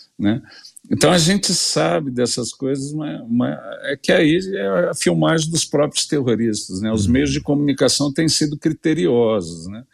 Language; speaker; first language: Portuguese; native; Portuguese